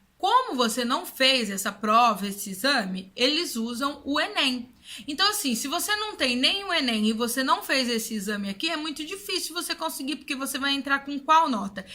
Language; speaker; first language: Portuguese; native; Portuguese